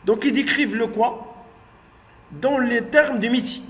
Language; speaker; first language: French; non-native, local second language; Arabic